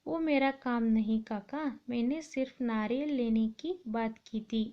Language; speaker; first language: Hindi; non-native, local second language; Kannada